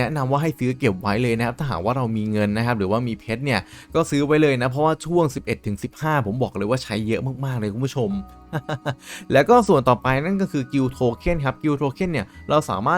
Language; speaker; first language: Thai; native; Thai